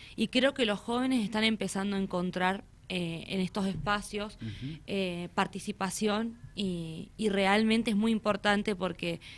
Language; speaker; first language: Spanish; native; Spanish